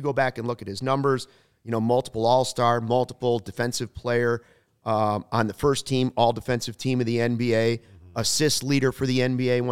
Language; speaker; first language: English; native; English